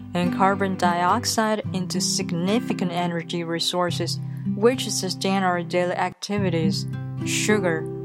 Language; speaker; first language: English; non-native, fluent; Chinese